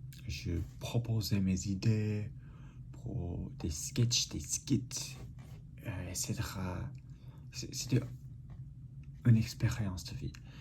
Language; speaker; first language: French; non-native, learner; English